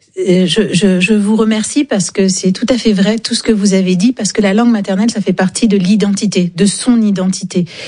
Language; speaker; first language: French; native; French